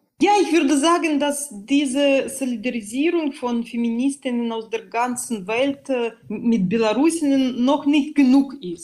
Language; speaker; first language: German; non-native, fluent; Belarusian